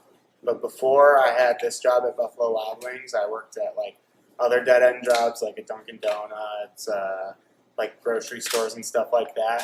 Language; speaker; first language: English; native; English